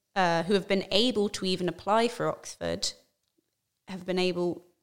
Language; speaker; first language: English; native; English